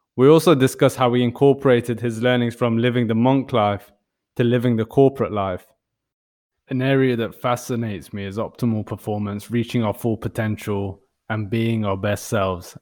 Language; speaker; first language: English; native; English